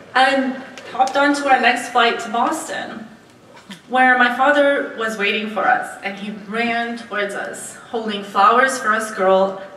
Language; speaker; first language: English; early bilingual, other home language; Romanian